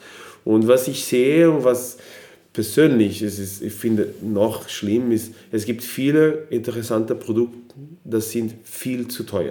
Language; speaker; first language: German; non-native, fluent; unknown